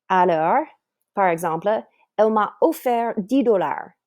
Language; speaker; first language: French; non-native, fluent; English